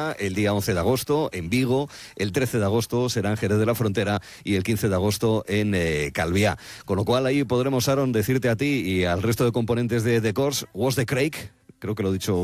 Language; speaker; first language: Spanish; native; Spanish